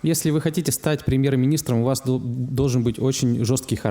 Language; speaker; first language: Russian; native; Russian